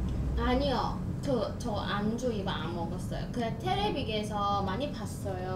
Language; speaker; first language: Korean; non-native, learner; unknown